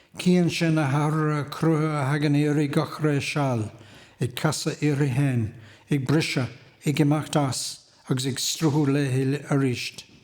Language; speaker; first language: Irish; native; Irish